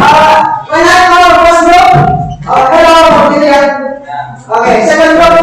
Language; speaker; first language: English; non-native, learner; Indonesian